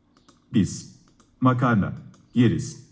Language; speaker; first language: Turkish; non-native, learner; Slovak